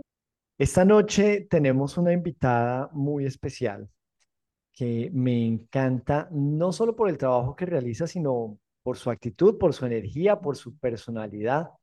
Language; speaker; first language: Spanish; native; Spanish